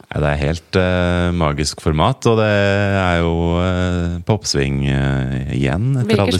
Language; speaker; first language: Norwegian; native; Norwegian